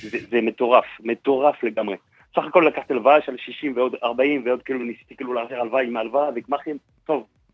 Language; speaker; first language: Hebrew; non-native, fluent; French